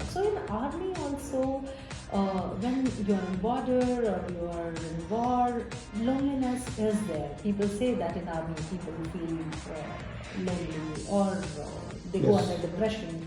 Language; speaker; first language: English; non-native, local second language; Hindi